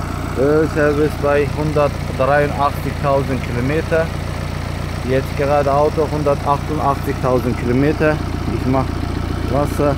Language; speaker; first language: German; non-native, learner; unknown